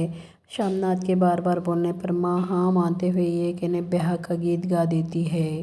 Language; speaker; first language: Hindi; non-native, local second language; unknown